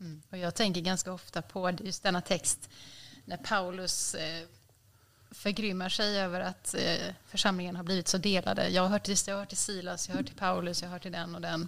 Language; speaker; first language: Swedish; native; Swedish